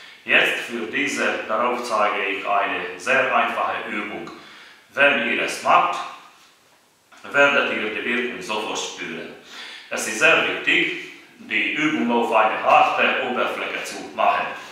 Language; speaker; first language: German; non-native, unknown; Hungarian